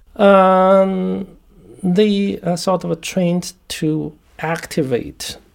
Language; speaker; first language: English; non-native, fluent; Chinese